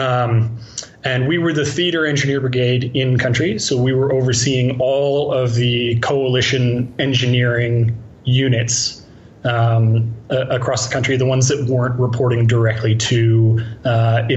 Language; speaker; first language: English; native; English